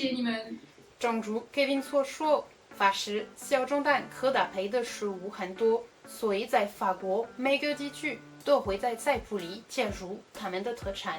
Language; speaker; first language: Chinese; non-native, fluent; French